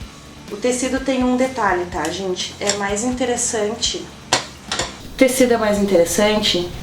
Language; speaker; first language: Portuguese; native; Portuguese